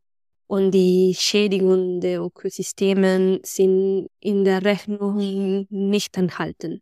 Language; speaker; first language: German; non-native, fluent; Spanish